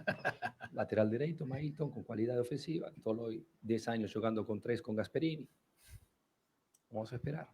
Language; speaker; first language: Portuguese; non-native, fluent; Spanish